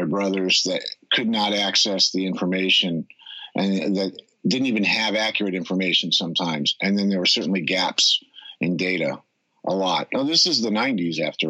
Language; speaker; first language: English; native; English